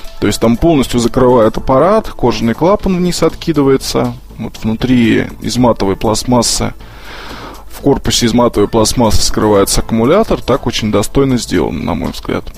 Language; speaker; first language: Russian; native; Russian